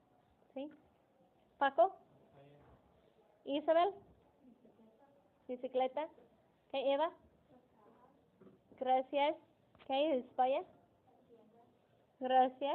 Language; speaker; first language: Spanish; non-native, fluent; English